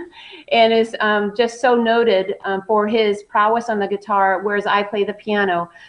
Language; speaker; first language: English; native; English